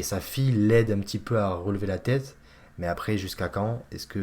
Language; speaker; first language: French; native; French